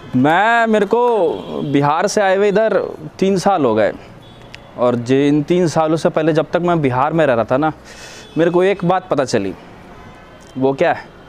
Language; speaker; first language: Hindi; native; Hindi